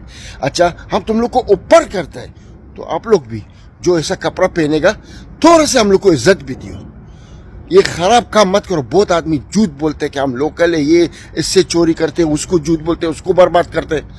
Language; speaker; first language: Hindi; non-native, fluent; Arabic